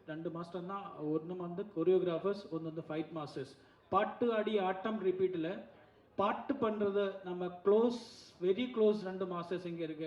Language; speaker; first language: Tamil; non-native, learner; Malayalam